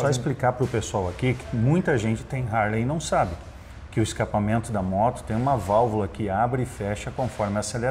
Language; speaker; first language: Portuguese; native; Portuguese